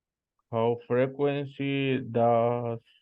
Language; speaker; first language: English; non-native, learner; Spanish